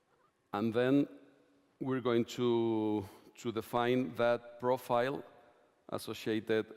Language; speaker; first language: English; non-native, fluent; Spanish